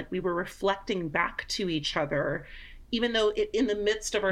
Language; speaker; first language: English; native; English